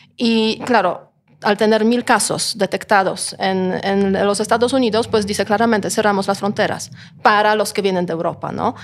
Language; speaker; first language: Spanish; non-native, fluent; Polish